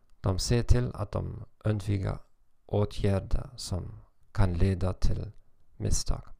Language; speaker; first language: Swedish; non-native, fluent; German